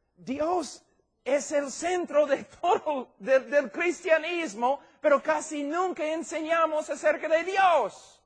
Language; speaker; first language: Spanish; non-native, fluent; English